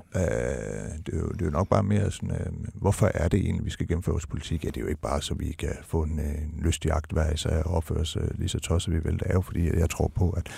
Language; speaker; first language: Danish; native; Danish